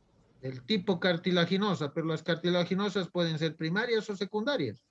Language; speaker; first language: Spanish; native; Spanish